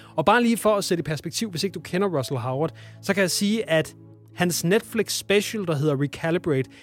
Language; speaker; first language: Danish; native; Danish